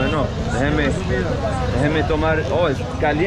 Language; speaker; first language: Spanish; non-native, learner; English